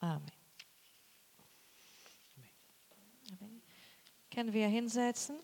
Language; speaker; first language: German; non-native, learner; Portuguese